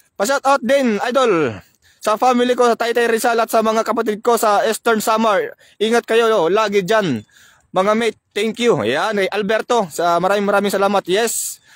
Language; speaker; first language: Filipino; non-native, local second language; Iloko